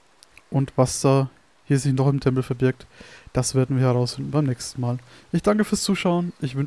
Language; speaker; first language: German; native; German